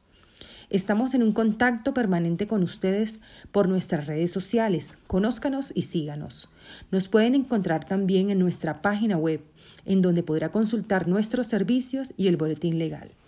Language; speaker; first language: Spanish; native; Spanish